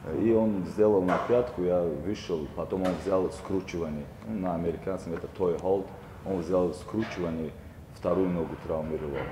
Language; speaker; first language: Russian; non-native, local second language; Tajik